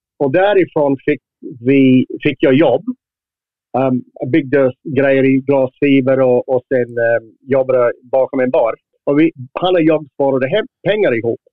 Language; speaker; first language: Swedish; non-native, fluent; English